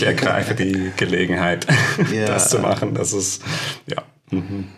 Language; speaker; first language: German; non-native, fluent; English